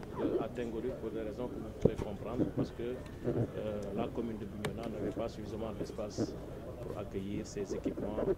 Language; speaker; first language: French; non-native, local second language; Wolof